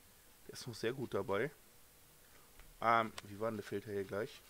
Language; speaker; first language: German; native; German